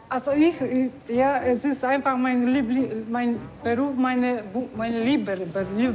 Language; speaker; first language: German; non-native, learner; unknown